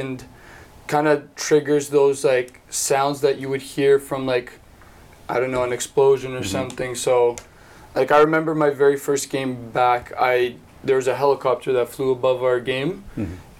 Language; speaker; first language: English; native; English